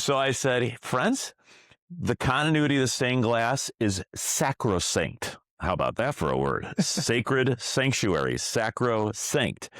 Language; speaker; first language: English; native; English